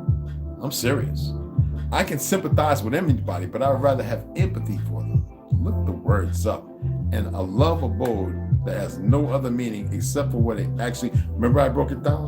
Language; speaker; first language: English; native; English